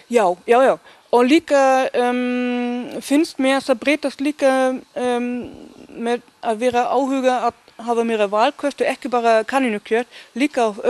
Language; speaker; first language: Icelandic; non-native, learner; Danish